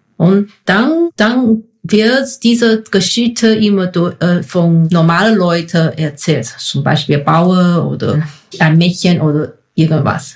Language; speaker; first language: German; non-native, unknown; Chinese